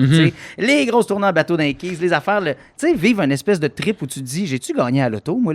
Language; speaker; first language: French; native; French